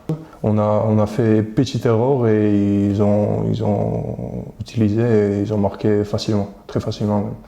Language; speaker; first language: French; non-native, fluent; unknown